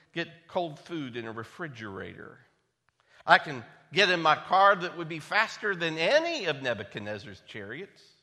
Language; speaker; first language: English; native; English